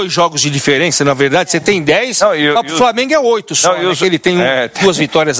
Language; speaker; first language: Portuguese; native; Portuguese